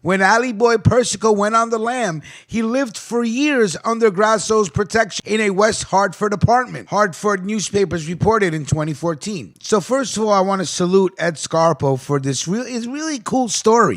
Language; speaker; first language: English; native; English